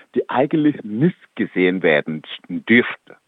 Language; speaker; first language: German; non-native, fluent; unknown